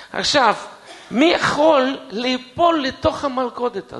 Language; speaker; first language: Hebrew; non-native, fluent; Russian